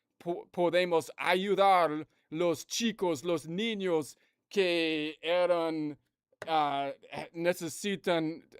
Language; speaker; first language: Spanish; non-native, learner; English